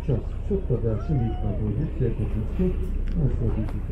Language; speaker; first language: Russian; non-native, learner; Turkish